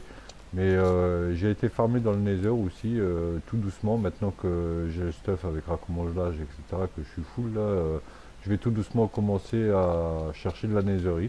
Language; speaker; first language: French; native; French